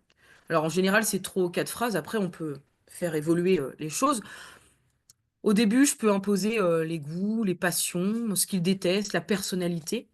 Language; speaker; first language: French; native; French